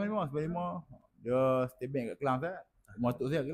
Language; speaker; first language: Malay; native; Malay